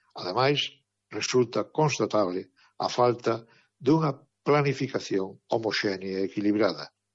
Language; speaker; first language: Galician; native; Galician